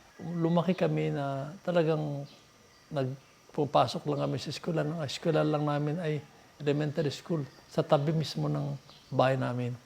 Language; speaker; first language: Filipino; non-native, local second language; Iloko